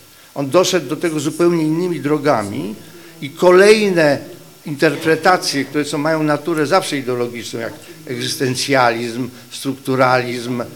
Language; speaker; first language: Polish; native; Polish